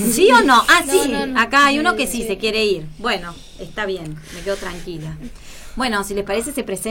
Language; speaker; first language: Spanish; native; Spanish